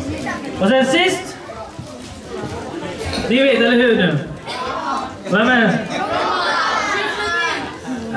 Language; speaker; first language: Swedish; non-native, learner; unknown